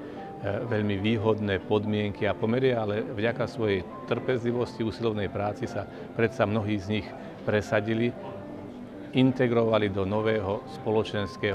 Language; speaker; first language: Slovak; native; Slovak